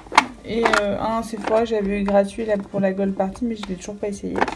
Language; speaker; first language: French; native; French